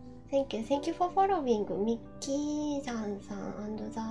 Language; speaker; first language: English; non-native, learner; Japanese